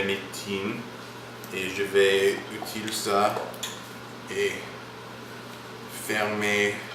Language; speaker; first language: French; non-native, learner; English